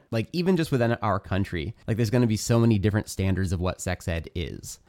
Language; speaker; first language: English; native; English